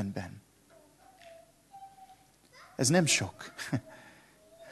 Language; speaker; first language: Hungarian; non-native, learner; English